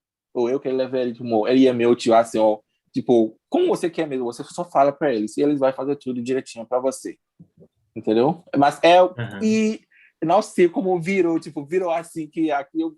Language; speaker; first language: Portuguese; non-native, learner; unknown